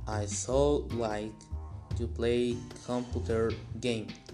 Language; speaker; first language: English; non-native, learner; Spanish